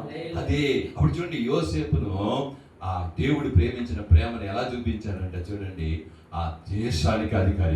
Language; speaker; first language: Telugu; native; Telugu